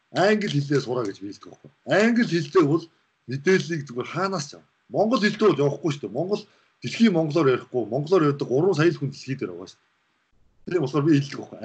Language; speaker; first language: Mongolian; native; Mongolian